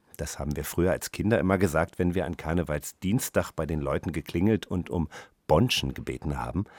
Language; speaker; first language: German; native; German